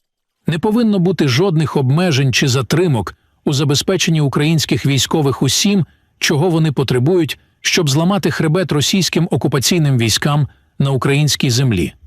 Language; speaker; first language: Ukrainian; native; Ukrainian